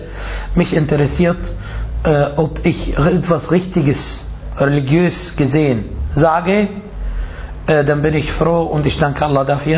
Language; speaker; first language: German; non-native, fluent; Arabic